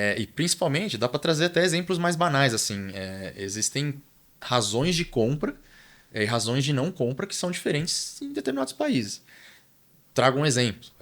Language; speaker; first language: Portuguese; native; Portuguese